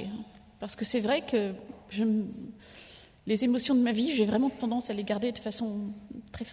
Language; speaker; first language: French; native; French